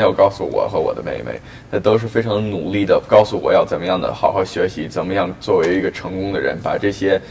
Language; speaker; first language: Chinese; early bilingual, heritage; Chinese